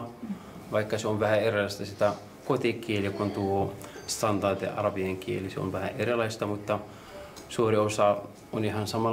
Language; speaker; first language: Finnish; non-native, fluent; Arabic